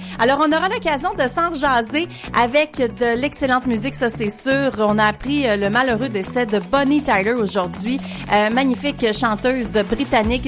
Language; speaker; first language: French; native; French